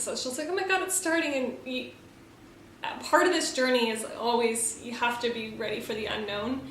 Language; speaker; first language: English; native; English